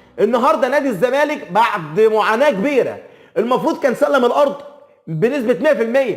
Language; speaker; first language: Arabic; native; Arabic